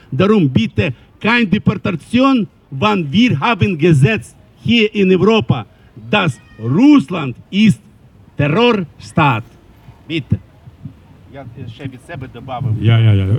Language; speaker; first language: German; non-native, learner; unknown